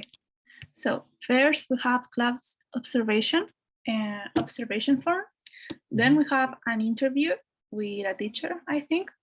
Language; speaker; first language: English; non-native, fluent; Spanish